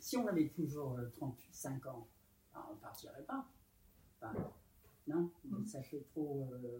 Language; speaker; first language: French; native; French